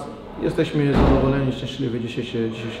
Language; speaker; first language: Polish; non-native, fluent; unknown